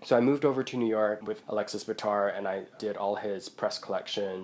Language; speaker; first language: English; non-native, local second language; Cantonese